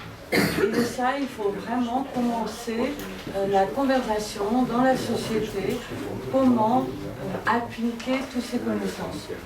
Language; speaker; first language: French; non-native, fluent; Dutch